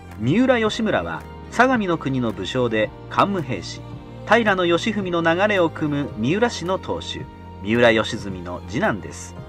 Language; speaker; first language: Japanese; native; Japanese